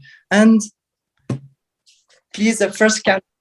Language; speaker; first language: English; non-native, learner; French